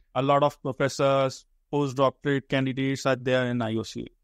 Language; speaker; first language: English; non-native, local second language; Hindi